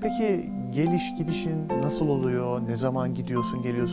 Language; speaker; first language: Turkish; native; Turkish